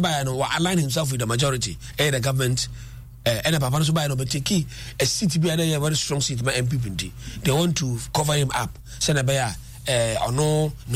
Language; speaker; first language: English; non-native, local second language; Akan